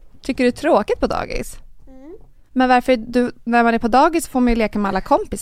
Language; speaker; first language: Swedish; native; Swedish